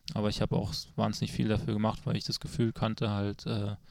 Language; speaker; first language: German; native; German